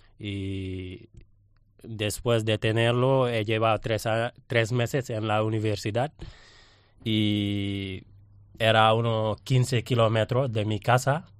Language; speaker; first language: Spanish; non-native, fluent; Wolof